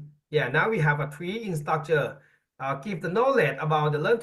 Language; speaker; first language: English; non-native, learner; Thai